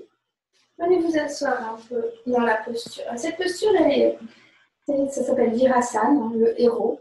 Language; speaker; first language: French; native; French